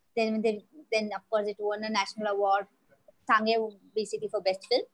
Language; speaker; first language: English; non-native, local second language; Marathi